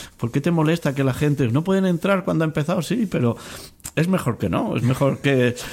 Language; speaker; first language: Spanish; native; Spanish